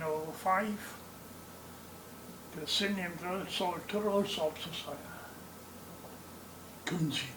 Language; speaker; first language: Korean; non-native, fluent; English